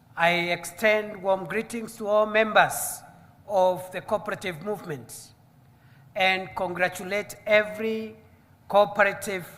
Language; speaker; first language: English; non-native, local second language; Swahili